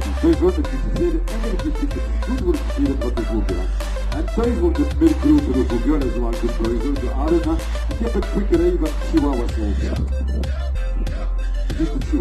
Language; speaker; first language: Dutch; non-native, local second language; French